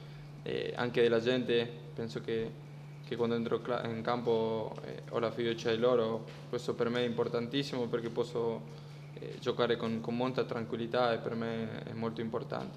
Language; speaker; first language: Italian; non-native, fluent; Spanish